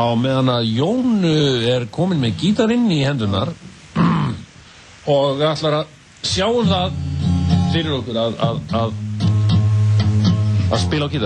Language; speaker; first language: Icelandic; native; Icelandic